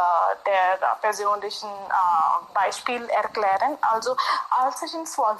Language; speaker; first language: German; non-native, fluent; Hindi